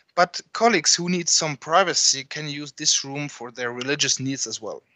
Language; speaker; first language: English; non-native, fluent; French